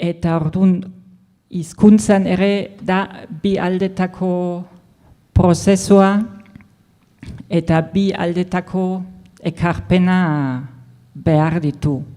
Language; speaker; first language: Basque; non-native, fluent; German